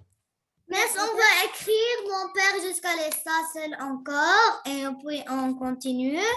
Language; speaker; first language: French; non-native, learner; Arabic